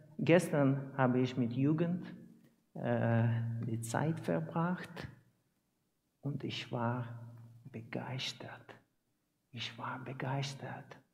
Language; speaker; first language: German; non-native, learner; Russian